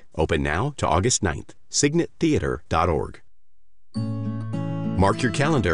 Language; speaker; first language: English; native; English